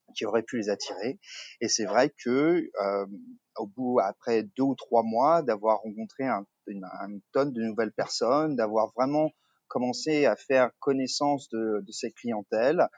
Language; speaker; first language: French; native; French